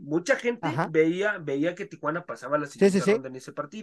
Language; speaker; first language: Spanish; native; Spanish